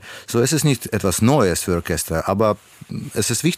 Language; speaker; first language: German; non-native, learner; Russian